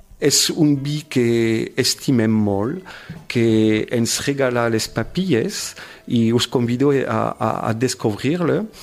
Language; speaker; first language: Catalan; non-native, fluent; French